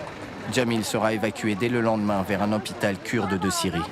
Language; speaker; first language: French; native; French